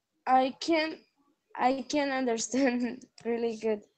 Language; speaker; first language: English; non-native, learner; Spanish